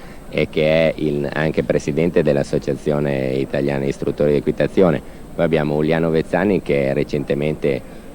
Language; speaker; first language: Italian; native; Italian